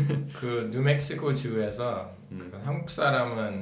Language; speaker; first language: Korean; early bilingual, heritage; English